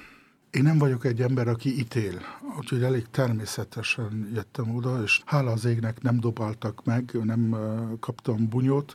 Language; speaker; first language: Hungarian; early bilingual, heritage; Hungarian